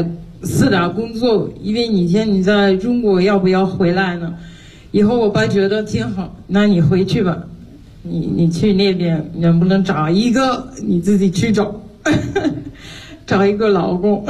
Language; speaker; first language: Chinese; non-native, fluent; French